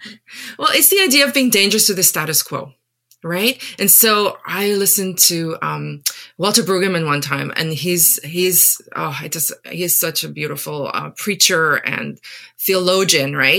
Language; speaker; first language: English; non-native, local second language; Afrikaans